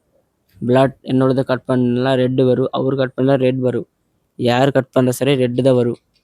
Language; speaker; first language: Tamil; non-native, learner; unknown